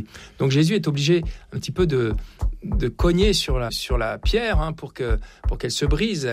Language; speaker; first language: French; native; French